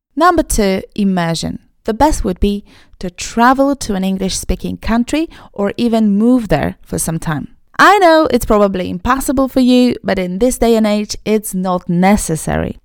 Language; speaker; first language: English; non-native, fluent; Polish